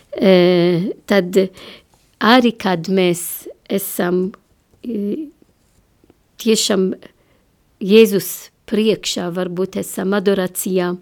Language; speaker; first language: Latvian; non-native, learner; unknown